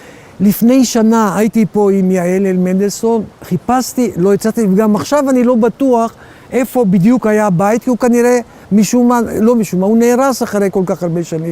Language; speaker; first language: Hebrew; early bilingual, other home language; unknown